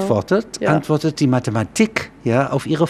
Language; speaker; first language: German; native; German